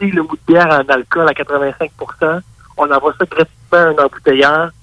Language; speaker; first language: French; native; French